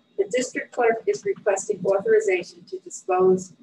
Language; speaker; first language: English; native; English